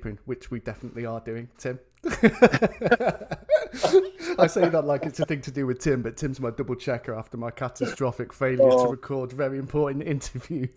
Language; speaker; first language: English; native; English